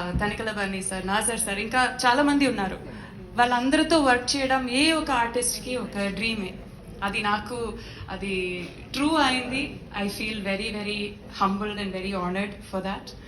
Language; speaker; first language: Telugu; non-native, learner; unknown